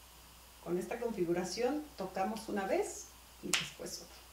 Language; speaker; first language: Spanish; native; Spanish